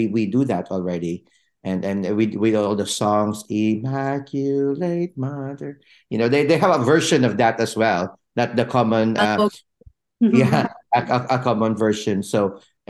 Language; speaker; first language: English; non-native, local second language; Filipino